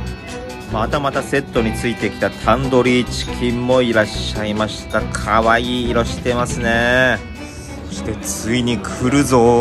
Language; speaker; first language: Japanese; native; Japanese